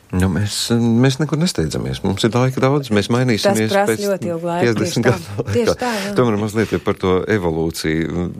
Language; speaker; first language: Latvian; native; Latvian